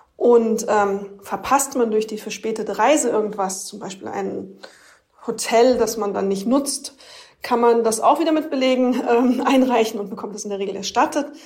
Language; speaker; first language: German; native; German